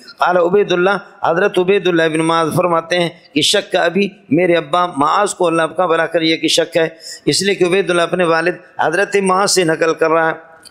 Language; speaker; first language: Urdu; non-native, local second language; Brahui